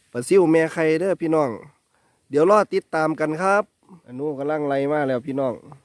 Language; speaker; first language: Thai; native; Thai